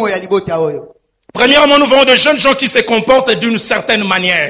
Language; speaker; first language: French; non-native, local second language; Lingala